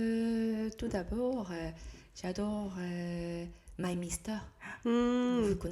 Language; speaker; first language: French; non-native, learner; Korean